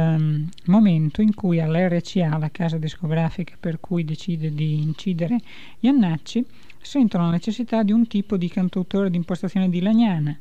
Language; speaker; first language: Italian; native; Italian